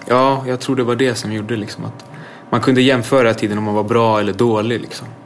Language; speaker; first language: Swedish; native; Swedish